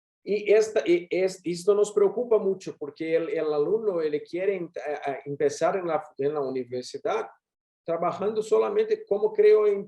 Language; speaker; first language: Spanish; non-native, learner; Portuguese